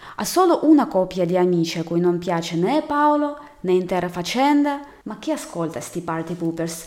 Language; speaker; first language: Italian; non-native, fluent; Russian